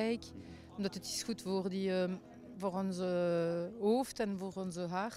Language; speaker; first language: Dutch; non-native, local second language; French